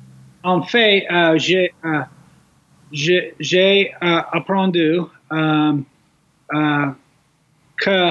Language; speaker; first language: French; non-native, learner; English